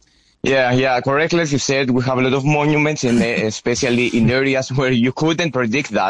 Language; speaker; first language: English; non-native, fluent; Greek